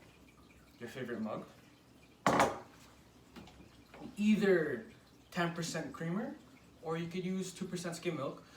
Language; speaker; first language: English; native; English